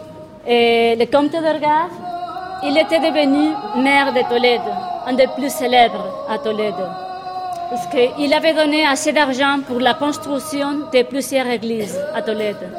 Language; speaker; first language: French; non-native, fluent; Spanish